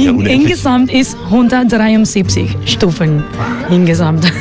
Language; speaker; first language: German; non-native, fluent; Spanish